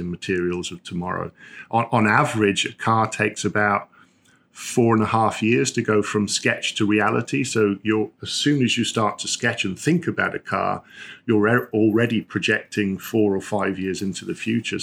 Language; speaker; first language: English; native; English